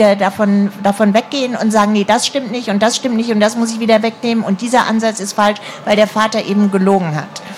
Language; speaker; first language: German; native; German